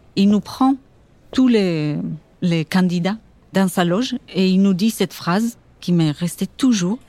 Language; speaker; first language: French; non-native, fluent; Portuguese